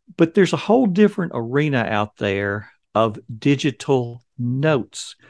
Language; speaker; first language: English; native; English